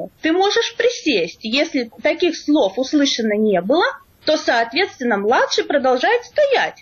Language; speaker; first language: Russian; native; Russian